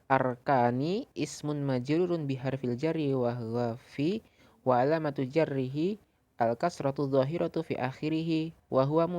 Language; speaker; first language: Arabic; non-native, fluent; Indonesian